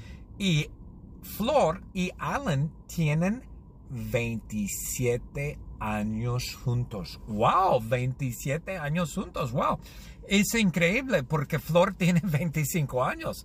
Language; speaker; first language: Spanish; non-native, learner; English